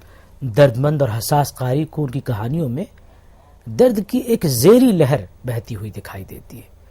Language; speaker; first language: Urdu; native; Urdu